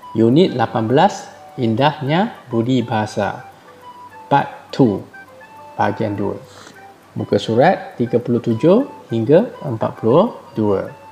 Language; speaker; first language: Malay; non-native, local second language; Chinese